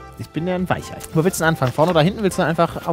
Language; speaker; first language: German; native; German